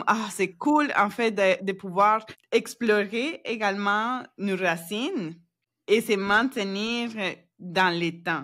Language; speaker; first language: French; non-native, fluent; Spanish